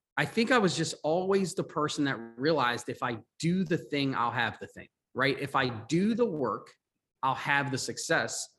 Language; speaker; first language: English; native; English